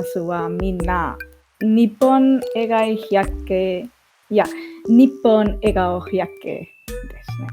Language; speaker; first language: Japanese; non-native, fluent; English